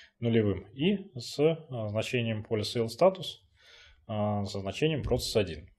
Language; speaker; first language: Russian; native; Russian